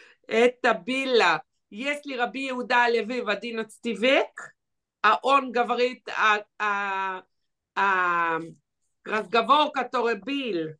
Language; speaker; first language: Russian; early bilingual, heritage; Russian